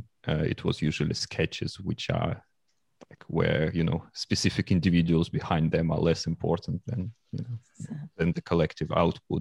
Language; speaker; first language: English; non-native, fluent; Russian